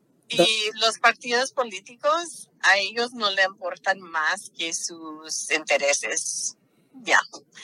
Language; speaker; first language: Spanish; non-native, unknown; English